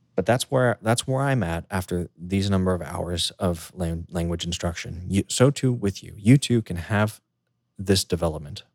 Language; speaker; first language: English; native; English